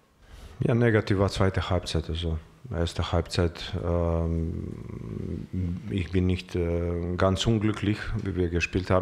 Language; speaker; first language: German; non-native, fluent; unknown